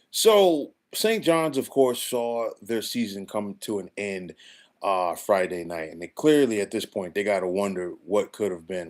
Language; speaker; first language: English; native; English